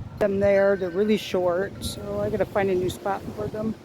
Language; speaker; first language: English; native; English